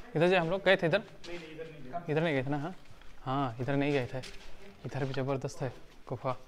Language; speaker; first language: Hindi; native; Hindi